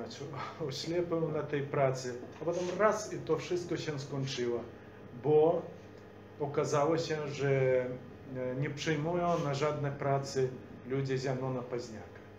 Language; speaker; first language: Polish; non-native, fluent; Belarusian